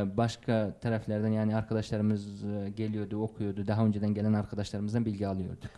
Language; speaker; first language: Turkish; non-native, fluent; Uzbek